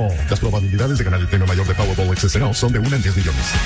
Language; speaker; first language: Spanish; native; Spanish